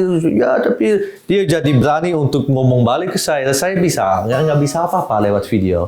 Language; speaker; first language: Indonesian; non-native, fluent; Dutch